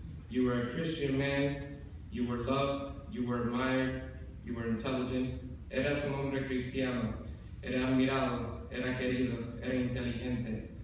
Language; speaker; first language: English; early bilingual, other home language; Spanish